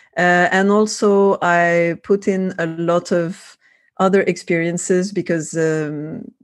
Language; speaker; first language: English; non-native, fluent; French